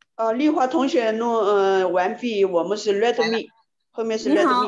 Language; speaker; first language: Chinese; native; Chinese